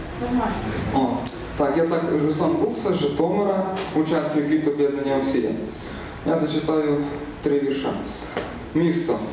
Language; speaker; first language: Ukrainian; native; Ukrainian